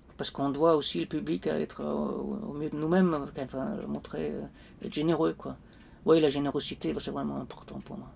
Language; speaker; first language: French; non-native, fluent; Danish